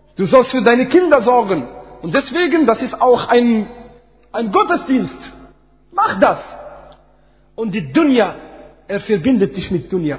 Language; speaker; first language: German; non-native, fluent; Arabic